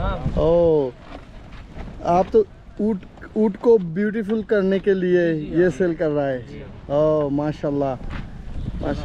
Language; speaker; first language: Hindi; non-native, learner; Bangla